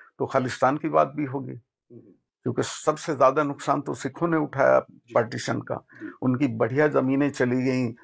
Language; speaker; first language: Hindi; native; Hindi